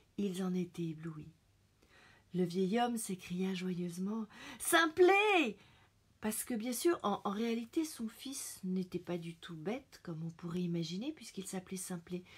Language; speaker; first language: French; native; French